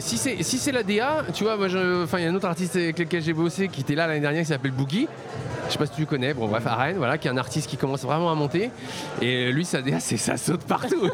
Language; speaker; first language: French; native; French